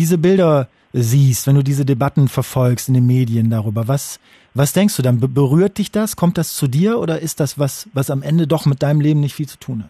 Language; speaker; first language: German; native; German